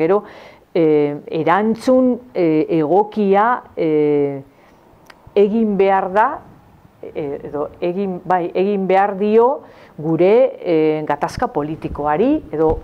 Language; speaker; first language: Basque; non-native, local second language; Spanish